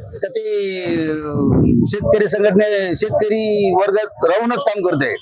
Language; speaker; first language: Marathi; non-native, local second language; Urdu